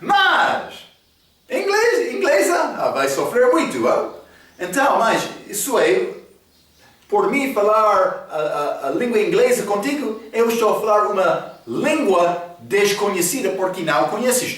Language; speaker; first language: Portuguese; non-native, learner; English